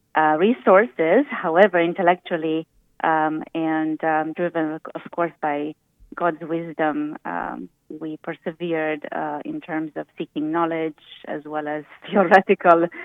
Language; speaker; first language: English; early bilingual, other home language; Romanian